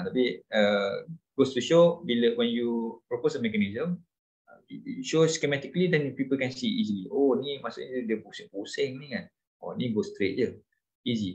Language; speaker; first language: English; non-native, local second language; Malay